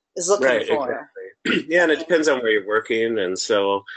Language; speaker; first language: English; native; English